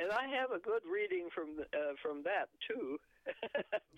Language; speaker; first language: English; native; English